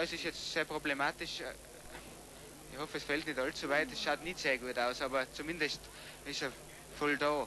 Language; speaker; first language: German; native; German